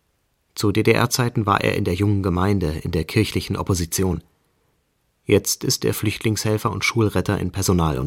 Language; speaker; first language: German; native; German